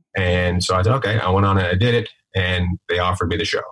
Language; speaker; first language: English; native; English